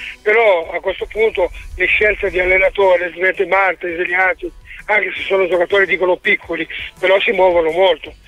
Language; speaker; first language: Italian; non-native, fluent; Portuguese